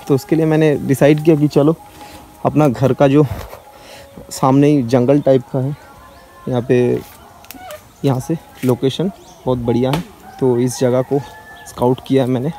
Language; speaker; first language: Hindi; non-native, local second language; Bangla